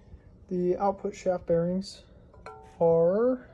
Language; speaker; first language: English; native; English